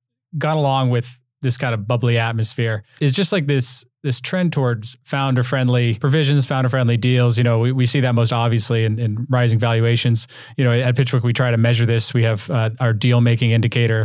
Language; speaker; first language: English; native; English